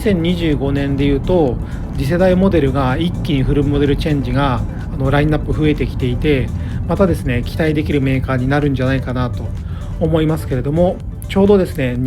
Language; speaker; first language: Japanese; native; Japanese